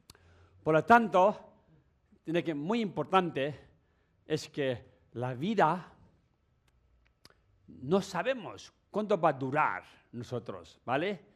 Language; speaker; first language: Spanish; non-native, learner; Tibetan